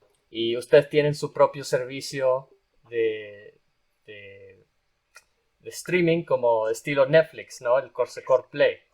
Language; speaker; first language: Spanish; non-native, fluent; English